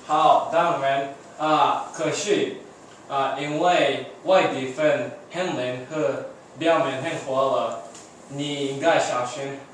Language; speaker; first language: Chinese; non-native, learner; English